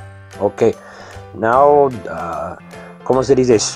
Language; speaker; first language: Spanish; non-native, learner; English